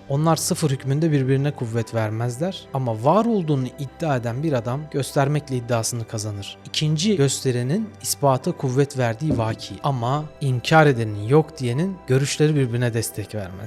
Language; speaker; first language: Turkish; native; Turkish